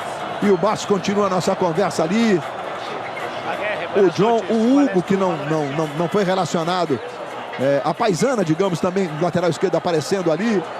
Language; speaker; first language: Portuguese; native; Portuguese